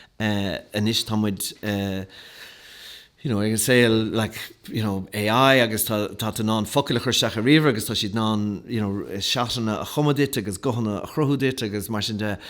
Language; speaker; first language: Irish; native; Irish